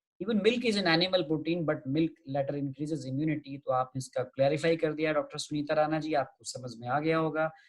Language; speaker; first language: Hindi; native; Hindi